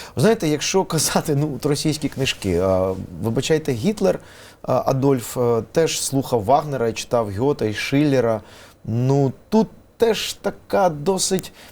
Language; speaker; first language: Ukrainian; non-native, local second language; Russian